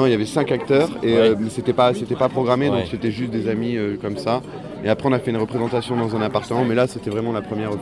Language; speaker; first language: French; native; French